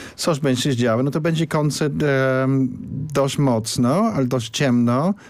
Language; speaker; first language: Polish; non-native, learner; English